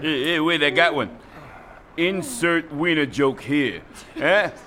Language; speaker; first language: English; native; English